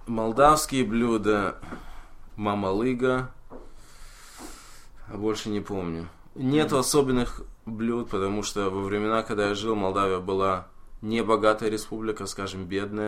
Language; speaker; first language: Russian; early bilingual, heritage; Russian